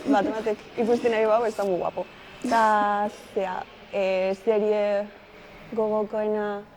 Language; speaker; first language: Basque; early bilingual, other home language; Spanish